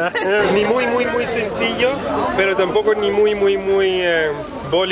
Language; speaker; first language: Spanish; native; Spanish